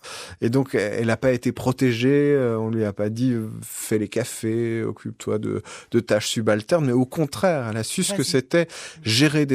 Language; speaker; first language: French; native; French